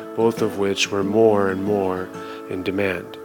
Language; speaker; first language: English; non-native, fluent; Japanese